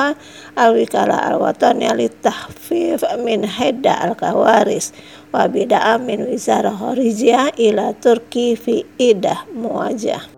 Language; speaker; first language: Arabic; non-native, fluent; Indonesian